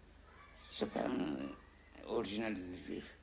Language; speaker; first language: French; non-native, learner; Arabic